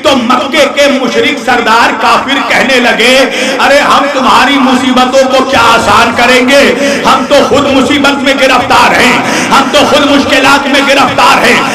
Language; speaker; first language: Urdu; native; Urdu